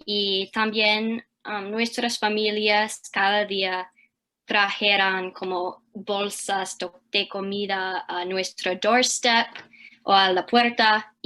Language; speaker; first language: Spanish; early bilingual, heritage; English